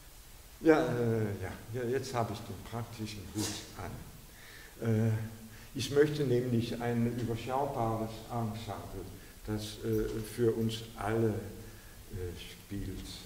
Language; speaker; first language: German; non-native, fluent; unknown